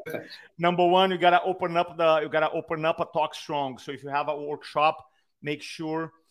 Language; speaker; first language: English; non-native, fluent; Portuguese